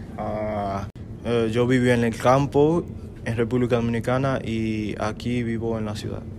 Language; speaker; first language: Spanish; native; Spanish